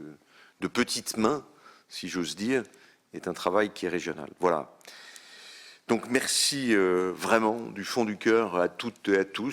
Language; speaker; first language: French; native; French